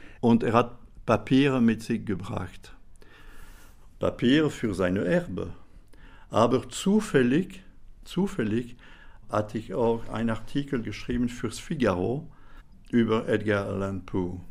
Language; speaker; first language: German; non-native, fluent; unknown